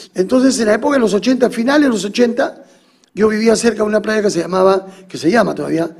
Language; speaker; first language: Spanish; native; Spanish